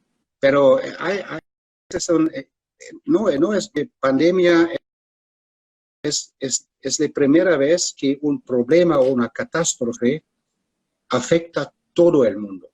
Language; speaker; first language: Spanish; non-native, fluent; German